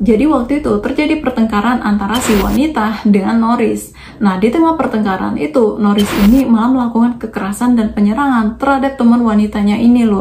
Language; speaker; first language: Indonesian; native; Indonesian